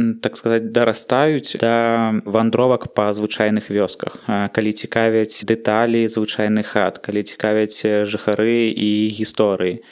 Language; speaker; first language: Belarusian; non-native, local second language; Russian